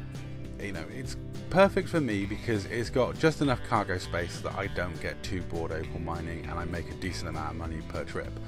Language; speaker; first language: English; native; English